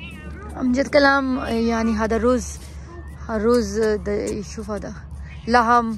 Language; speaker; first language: Arabic; non-native, learner; Urdu